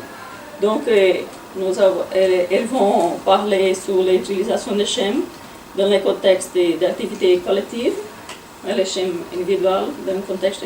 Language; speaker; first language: French; non-native, learner; Portuguese